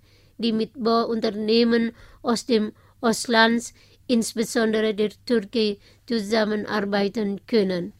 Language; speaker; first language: German; non-native, fluent; Indonesian